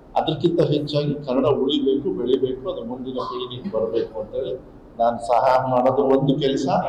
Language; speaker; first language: Kannada; native; Kannada